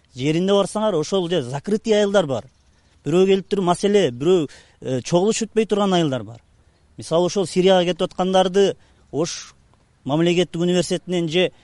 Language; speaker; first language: Kyrgyz; native; Kyrgyz